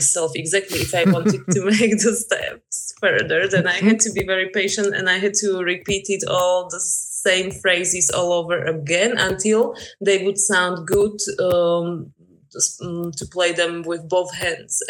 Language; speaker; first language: English; non-native, fluent; Slovak